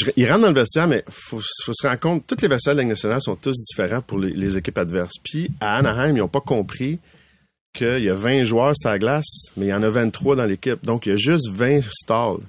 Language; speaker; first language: French; native; French